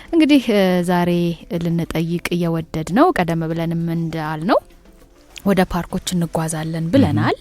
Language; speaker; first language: Amharic; native; Amharic